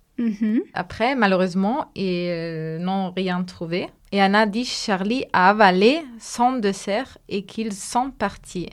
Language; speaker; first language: French; non-native, fluent; Spanish